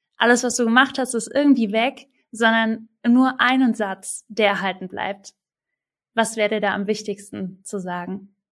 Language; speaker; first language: German; native; German